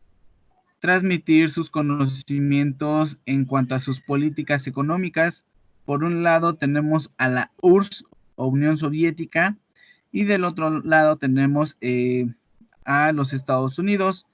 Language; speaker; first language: Spanish; native; Spanish